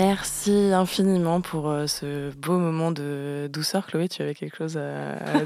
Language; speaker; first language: French; native; French